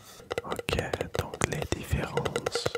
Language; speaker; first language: French; non-native, local second language; Dutch